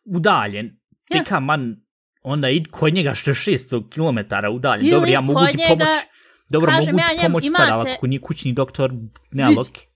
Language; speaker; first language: Bosnian; early bilingual, heritage; Bosnian